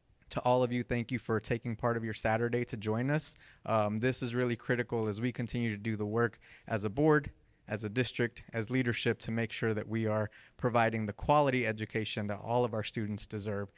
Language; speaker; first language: English; early bilingual, other home language; Spanish